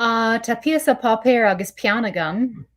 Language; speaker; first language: Irish; non-native, learner; English